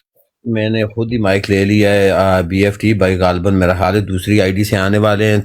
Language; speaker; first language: Urdu; native; Urdu